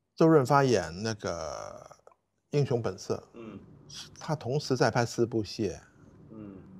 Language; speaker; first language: Chinese; non-native, fluent; Cantonese